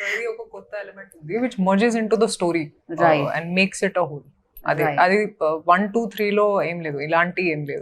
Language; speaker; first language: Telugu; non-native, fluent; Hindi